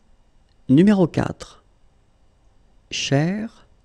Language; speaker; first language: French; native; French